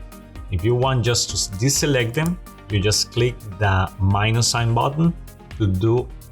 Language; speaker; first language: English; non-native, fluent; Spanish